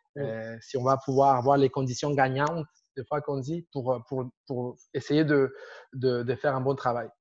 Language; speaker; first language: French; non-native, fluent; Spanish